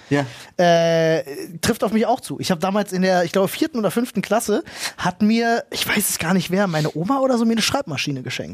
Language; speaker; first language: German; native; German